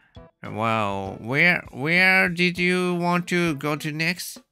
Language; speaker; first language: English; non-native, learner; Japanese